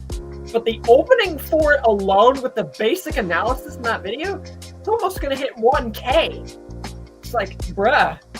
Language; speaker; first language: English; native; English